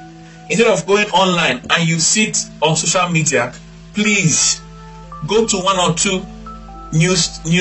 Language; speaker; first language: English; non-native, local second language; Igbo